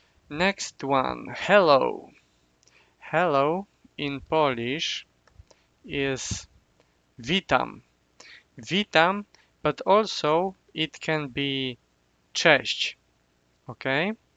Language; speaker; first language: English; non-native, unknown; Polish